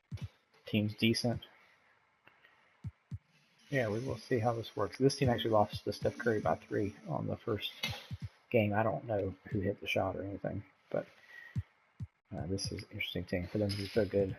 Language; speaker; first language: English; native; English